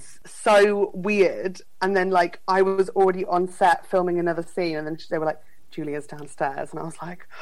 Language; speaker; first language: English; native; English